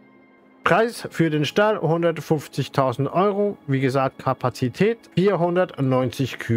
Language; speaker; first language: German; native; German